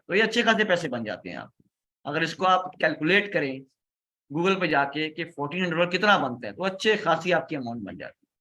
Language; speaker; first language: Urdu; native; Urdu